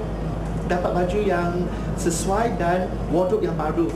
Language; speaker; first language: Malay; non-native, local second language; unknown